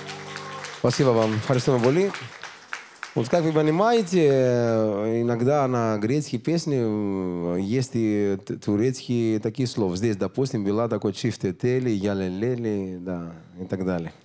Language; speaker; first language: Russian; non-native, learner; Greek